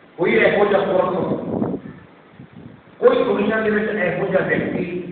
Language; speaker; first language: Hindi; non-native, local second language; Punjabi